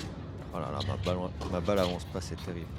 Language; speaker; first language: French; native; French